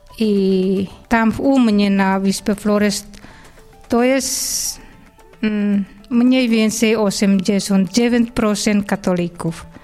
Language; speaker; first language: Polish; non-native, learner; Indonesian